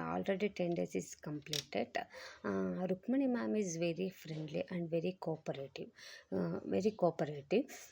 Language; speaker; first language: English; non-native, learner; Kannada